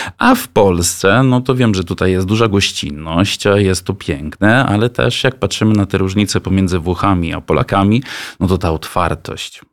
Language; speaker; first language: Polish; non-native, fluent; Italian